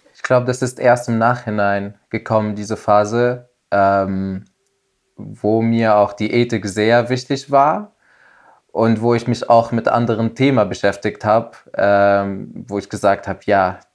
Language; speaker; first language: German; non-native, fluent; Arabic